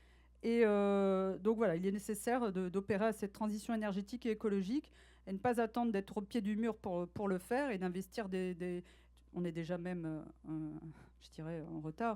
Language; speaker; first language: French; native; French